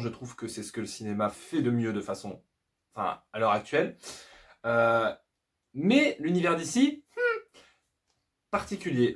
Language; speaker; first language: French; native; French